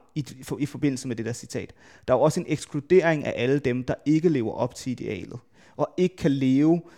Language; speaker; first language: Danish; native; Danish